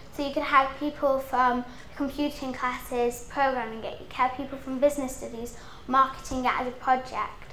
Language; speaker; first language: English; native; English